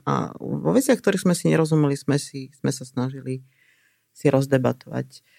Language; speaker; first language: Slovak; native; Slovak